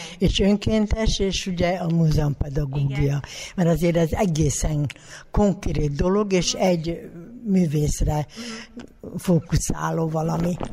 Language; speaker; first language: Hungarian; native; Hungarian